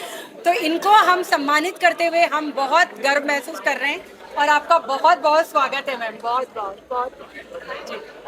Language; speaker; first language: Hindi; native; Hindi